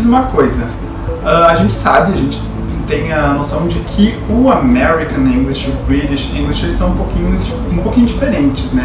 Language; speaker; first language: Portuguese; native; Portuguese